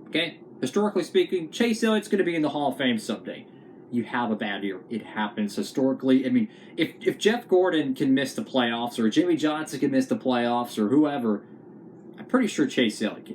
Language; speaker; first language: English; native; English